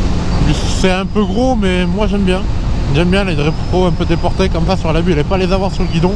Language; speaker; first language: French; native; French